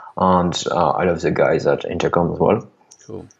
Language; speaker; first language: English; non-native, fluent; French